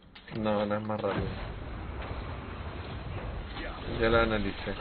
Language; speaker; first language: Spanish; native; Spanish